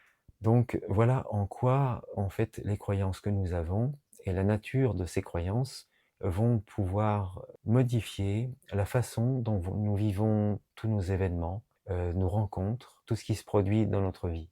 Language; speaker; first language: French; native; French